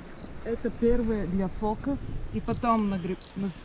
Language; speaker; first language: Russian; non-native, learner; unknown